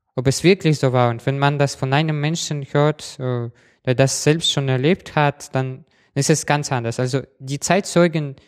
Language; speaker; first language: German; non-native, fluent; Russian